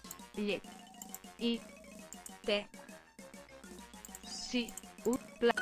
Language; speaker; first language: Catalan; non-native, learner; English